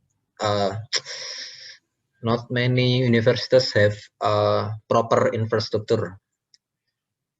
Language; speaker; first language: English; non-native, learner; Indonesian